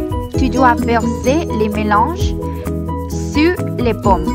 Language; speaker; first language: French; non-native, learner; Spanish